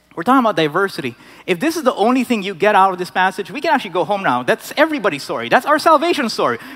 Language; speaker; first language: English; non-native, local second language; Filipino